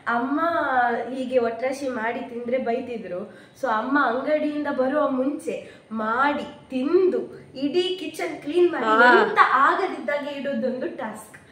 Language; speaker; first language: Kannada; non-native, local second language; Konkani